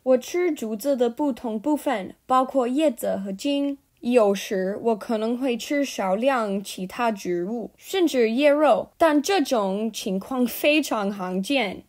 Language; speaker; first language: Chinese; non-native, learner; English